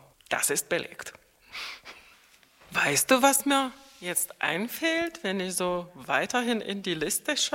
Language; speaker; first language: German; non-native, fluent; Czech